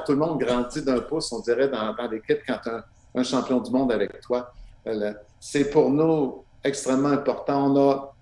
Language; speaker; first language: French; native; French